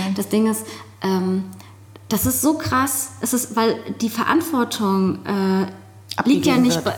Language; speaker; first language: German; native; German